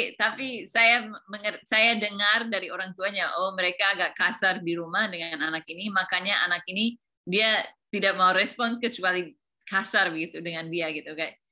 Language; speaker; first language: Indonesian; early bilingual, other home language; English